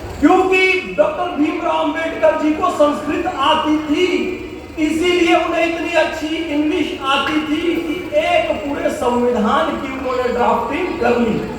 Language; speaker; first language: Hindi; native; Hindi